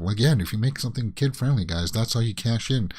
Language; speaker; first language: English; native; English